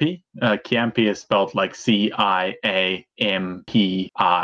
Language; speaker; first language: English; native; English